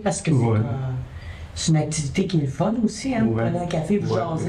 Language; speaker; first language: French; native; French